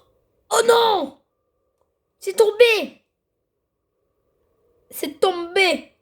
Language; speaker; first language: French; native; French